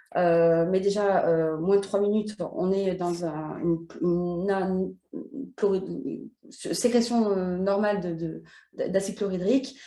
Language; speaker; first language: French; native; French